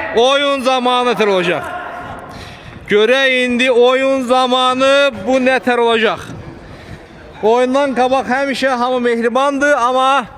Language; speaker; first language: Azerbaijani; native; Azerbaijani